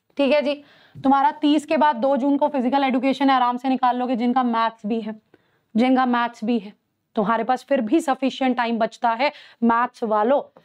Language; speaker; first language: Hindi; native; Hindi